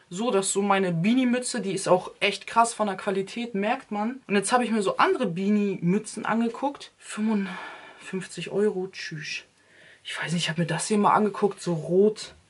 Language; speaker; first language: German; early bilingual, other home language; Turkish